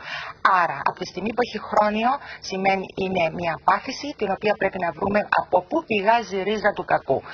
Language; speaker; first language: Greek; native; Greek